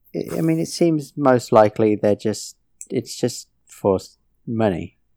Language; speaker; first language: English; native; English